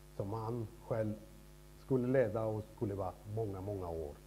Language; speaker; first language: Swedish; non-native, fluent; Spanish